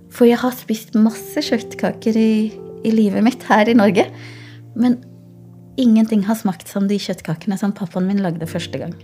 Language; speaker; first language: Norwegian; early bilingual, other home language; Portuguese